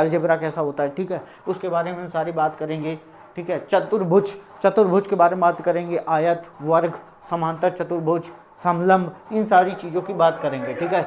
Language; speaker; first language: Hindi; native; Hindi